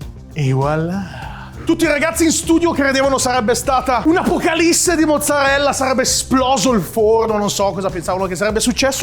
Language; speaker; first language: Italian; native; Italian